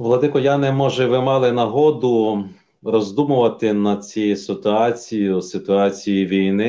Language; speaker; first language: Ukrainian; native; Ukrainian